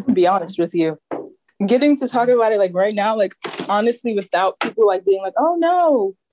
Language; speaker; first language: English; native; English